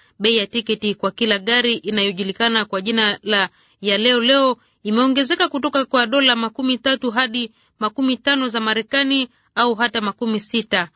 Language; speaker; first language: Swahili; native; Swahili